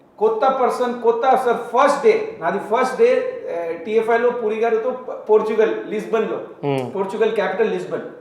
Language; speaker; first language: Telugu; non-native, learner; Hindi